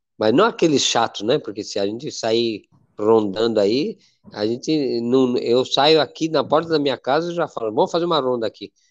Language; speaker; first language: Portuguese; non-native, fluent; Spanish